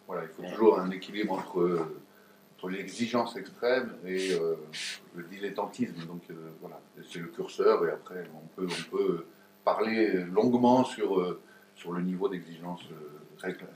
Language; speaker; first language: French; native; French